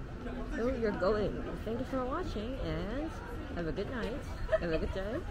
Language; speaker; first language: English; non-native, fluent; Korean